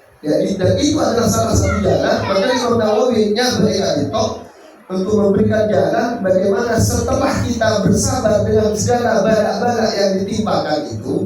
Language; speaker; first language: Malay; non-native, local second language; Javanese